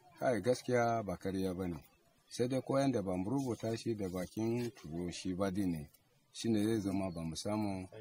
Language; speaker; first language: Hausa; non-native, local second language; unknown